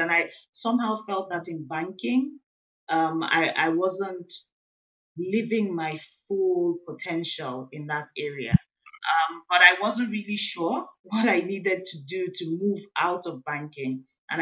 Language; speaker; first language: English; non-native, local second language; Igbo